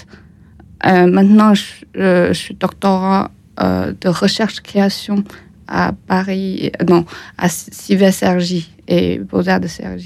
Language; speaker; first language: French; non-native, fluent; Chinese